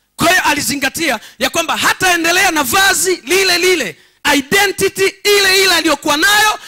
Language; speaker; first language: Swahili; native; Swahili